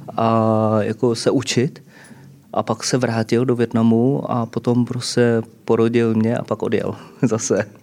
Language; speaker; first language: Czech; early bilingual, other home language; Vietnamese